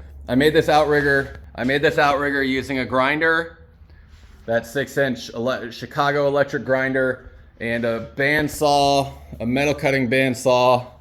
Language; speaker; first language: English; native; English